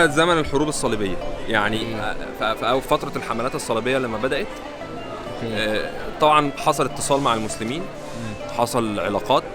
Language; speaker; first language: Arabic; native; Arabic